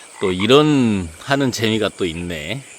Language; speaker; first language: Korean; native; Korean